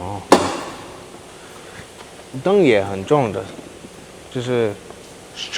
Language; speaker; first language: Chinese; non-native, learner; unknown